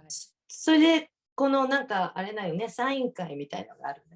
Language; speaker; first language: Japanese; native; Japanese